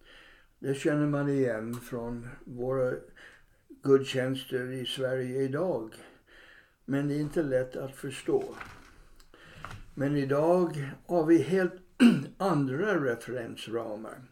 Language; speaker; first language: Swedish; non-native, fluent; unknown